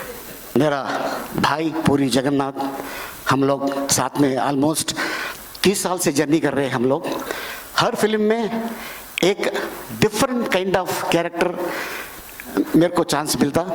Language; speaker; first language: Hindi; non-native, fluent; Telugu